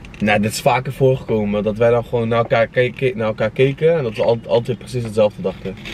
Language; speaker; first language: Dutch; early bilingual, other home language; Kurdish